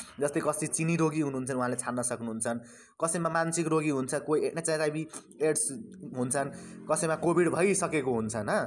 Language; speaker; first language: Nepali; non-native, local second language; Maithili